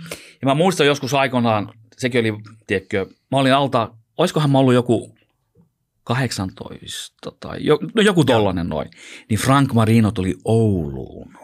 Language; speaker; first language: Finnish; non-native, local second language; Swedish